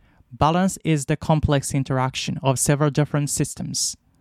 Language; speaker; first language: English; non-native, fluent; Japanese